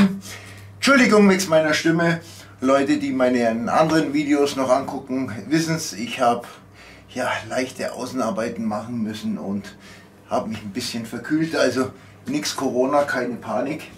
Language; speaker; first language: German; native; German